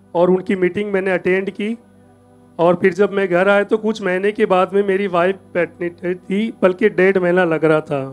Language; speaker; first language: Hindi; native; Hindi